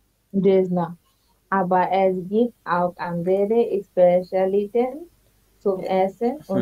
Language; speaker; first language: German; non-native, learner; Bangla